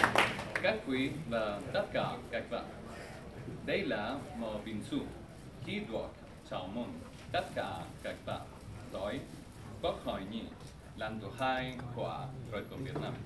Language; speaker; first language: Vietnamese; non-native, learner; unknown